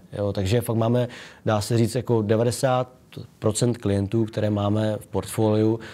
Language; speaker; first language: Czech; native; Czech